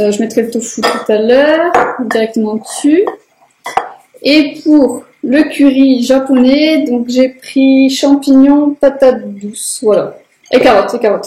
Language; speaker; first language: French; native; French